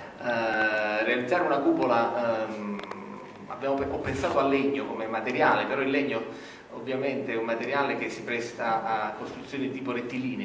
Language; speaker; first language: Italian; native; Italian